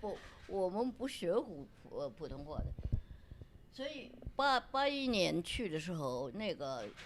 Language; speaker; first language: Chinese; non-native, local second language; Wu Chinese